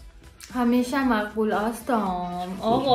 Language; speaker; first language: Persian; non-native, learner; Romanian